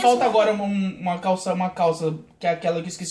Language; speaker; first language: Portuguese; native; Portuguese